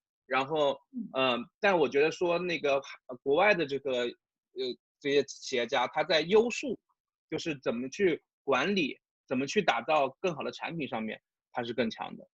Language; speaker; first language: Chinese; native; Chinese